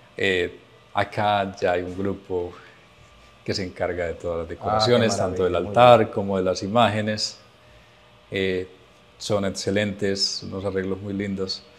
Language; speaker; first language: Spanish; native; Spanish